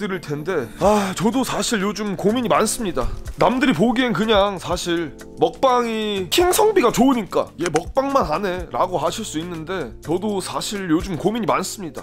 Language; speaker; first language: Korean; early bilingual, heritage; Korean